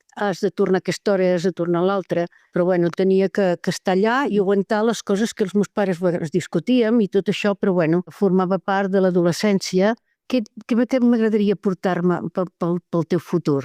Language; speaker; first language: Catalan; native; Catalan